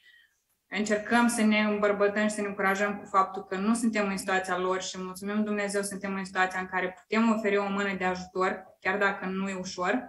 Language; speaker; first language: Romanian; native; Romanian